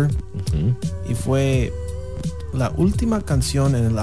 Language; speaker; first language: Spanish; non-native, learner; English